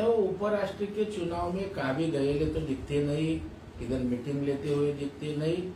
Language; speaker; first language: Hindi; non-native, local second language; Marathi